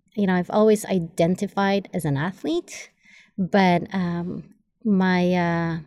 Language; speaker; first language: English; non-native, fluent; Polish